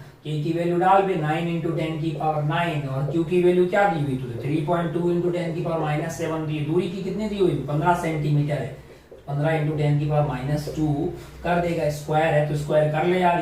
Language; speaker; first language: Hindi; native; Hindi